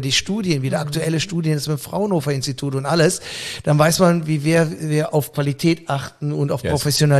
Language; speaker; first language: German; native; German